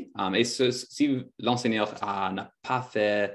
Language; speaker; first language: French; non-native, fluent; English